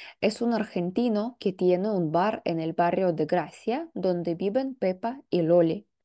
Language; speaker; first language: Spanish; non-native, fluent; Russian